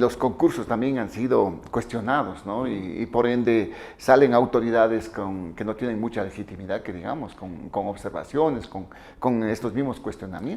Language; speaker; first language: Spanish; native; Spanish